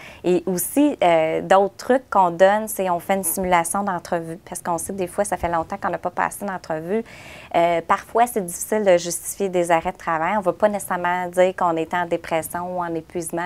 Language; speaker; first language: French; native; French